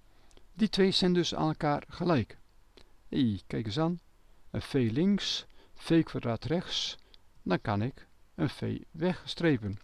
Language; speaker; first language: Dutch; native; Dutch